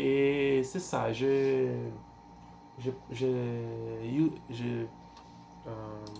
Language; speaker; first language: French; non-native, learner; Portuguese